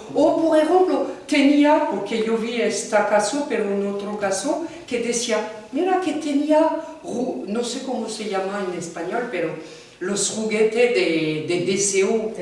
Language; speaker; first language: Spanish; non-native, fluent; French